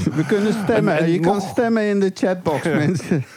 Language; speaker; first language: Dutch; early bilingual, other home language; Hungarian